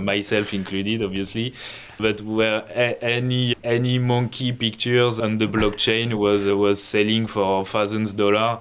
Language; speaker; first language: English; non-native, fluent; French